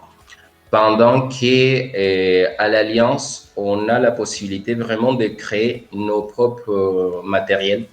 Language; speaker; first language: French; non-native, fluent; Spanish